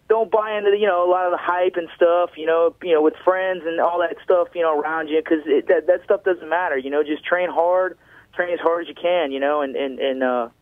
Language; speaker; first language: English; native; English